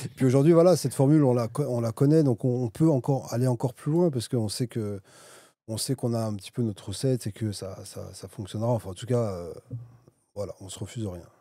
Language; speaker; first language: French; native; French